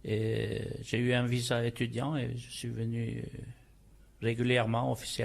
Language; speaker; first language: French; non-native, fluent; Turkish